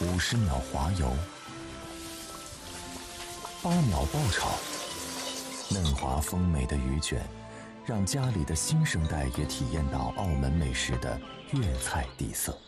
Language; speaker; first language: Chinese; native; Chinese